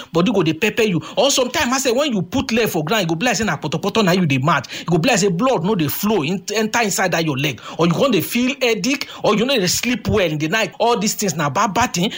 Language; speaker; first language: Nigerian Pidgin; native; Nigerian Pidgin